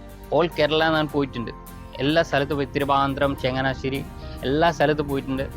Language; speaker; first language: Malayalam; non-native, learner; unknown